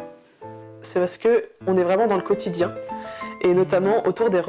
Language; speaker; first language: French; native; French